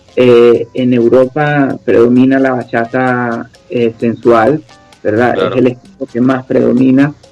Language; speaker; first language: Spanish; native; Spanish